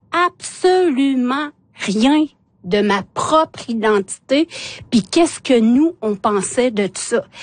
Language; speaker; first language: French; non-native, local second language; Innu-aimun